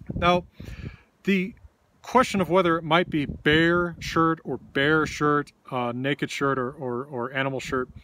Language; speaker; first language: English; native; English